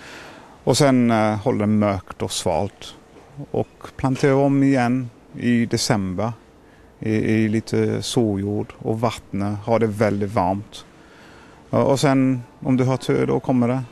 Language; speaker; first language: Swedish; non-native, fluent; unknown